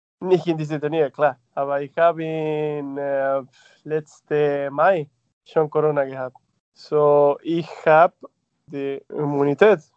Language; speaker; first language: German; non-native, fluent; Spanish